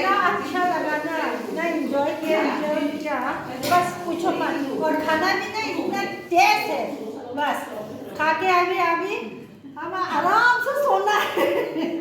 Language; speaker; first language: Hindi; non-native, local second language; Rongmei Naga